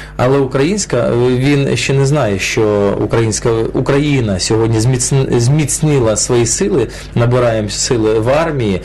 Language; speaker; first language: Ukrainian; non-native, local second language; Russian